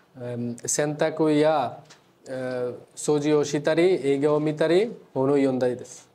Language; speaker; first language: Japanese; non-native, learner; Bangla